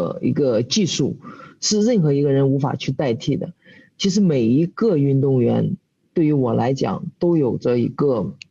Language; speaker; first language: Chinese; native; Chinese